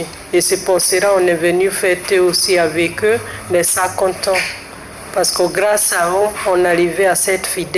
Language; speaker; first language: French; non-native, fluent; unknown